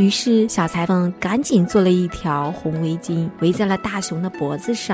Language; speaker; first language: Chinese; native; Chinese